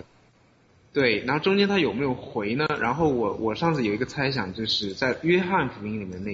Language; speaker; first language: Chinese; native; Chinese